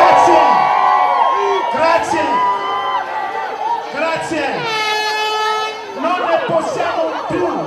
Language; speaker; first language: Italian; non-native, fluent; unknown